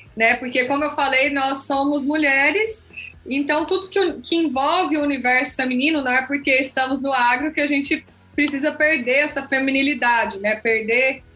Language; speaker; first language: Portuguese; native; Portuguese